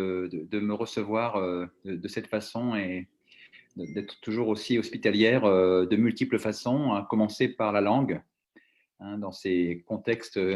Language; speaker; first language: French; native; French